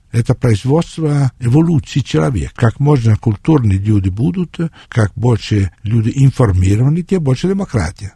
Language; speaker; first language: Russian; non-native, fluent; Italian